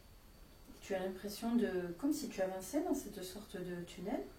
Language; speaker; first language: French; native; French